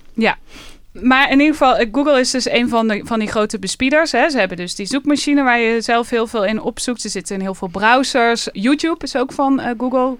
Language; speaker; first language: Dutch; native; Dutch